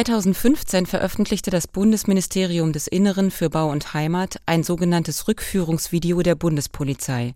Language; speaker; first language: German; native; German